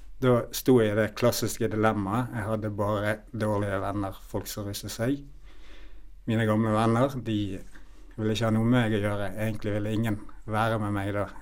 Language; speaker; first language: Norwegian; native; Norwegian